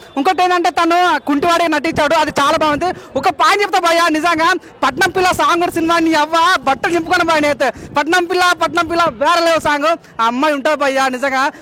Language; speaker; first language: Telugu; native; Telugu